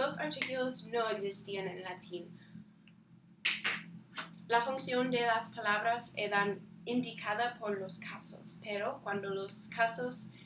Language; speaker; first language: Spanish; non-native, learner; English